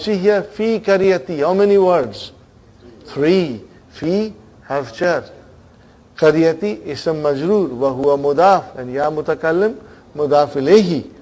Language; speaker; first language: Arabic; non-native, fluent; Bangla